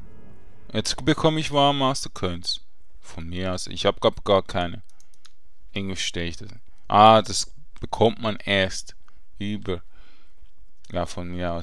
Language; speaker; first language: German; native; German